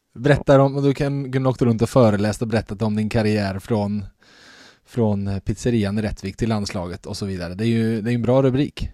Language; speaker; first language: Swedish; native; Swedish